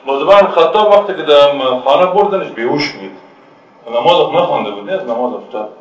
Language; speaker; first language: Persian; native; Persian